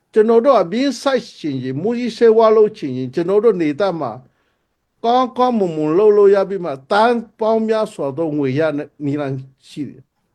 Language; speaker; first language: Burmese; non-native, local second language; Tedim Chin